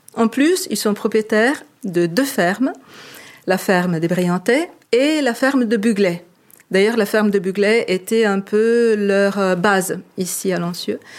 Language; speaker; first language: French; non-native, fluent; Italian